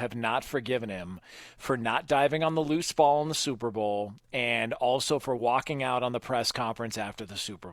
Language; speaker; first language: English; native; English